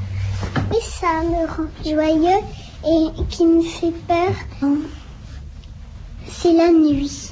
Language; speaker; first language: French; early bilingual, other home language; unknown